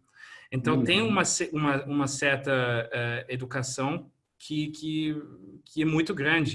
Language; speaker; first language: Portuguese; early bilingual, other home language; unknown